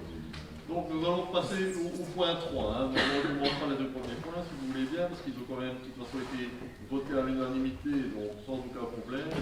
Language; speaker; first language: French; native; French